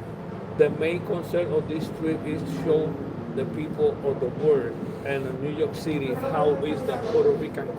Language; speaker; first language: English; non-native, learner; Spanish